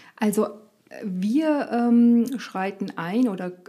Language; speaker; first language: German; early bilingual, other home language; Romanian